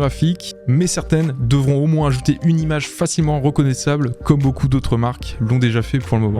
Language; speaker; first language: French; native; French